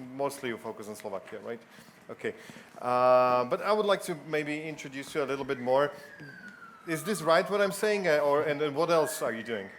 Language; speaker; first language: English; non-native, fluent; Slovak